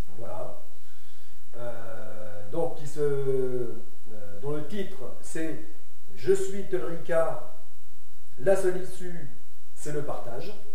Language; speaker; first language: French; native; French